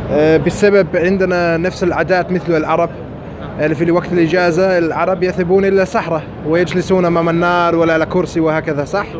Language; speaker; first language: Arabic; non-native, learner; German